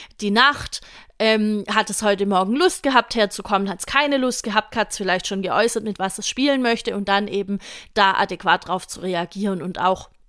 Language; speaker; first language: German; native; German